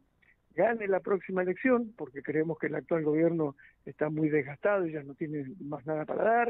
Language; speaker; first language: Spanish; native; Spanish